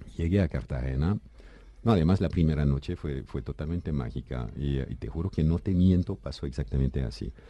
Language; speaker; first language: Spanish; non-native, fluent; French